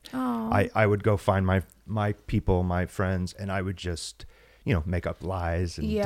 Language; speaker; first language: English; native; English